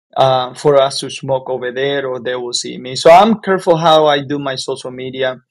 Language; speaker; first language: English; non-native, fluent; Spanish